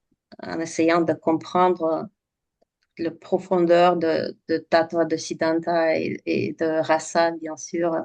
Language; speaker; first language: French; non-native, fluent; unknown